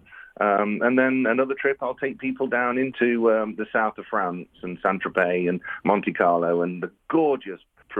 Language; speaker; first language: English; native; English